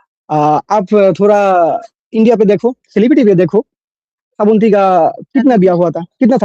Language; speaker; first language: Hindi; non-native, local second language; Bangla